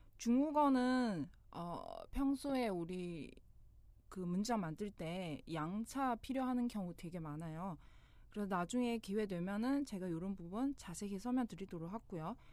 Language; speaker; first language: Korean; non-native, fluent; Chinese